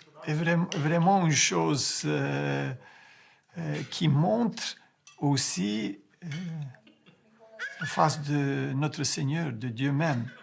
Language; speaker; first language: French; non-native, fluent; Ukrainian